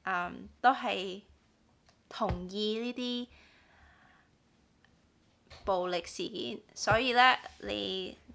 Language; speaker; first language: Cantonese; early bilingual, heritage; Cantonese